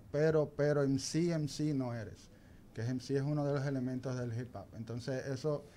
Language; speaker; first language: Spanish; native; Spanish